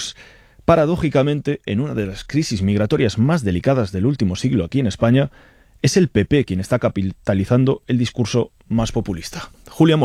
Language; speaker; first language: Spanish; native; Spanish